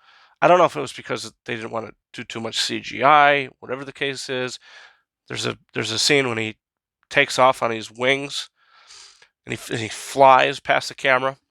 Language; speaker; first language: English; native; English